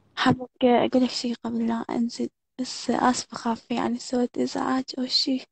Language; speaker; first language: Arabic; non-native, local second language; Kurdish